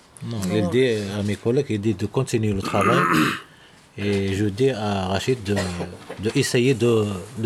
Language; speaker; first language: French; non-native, local second language; Arabic